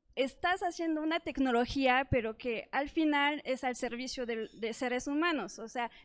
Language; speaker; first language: Spanish; non-native, fluent; French